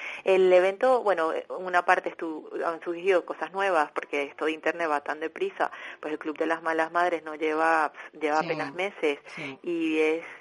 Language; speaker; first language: Spanish; native; Spanish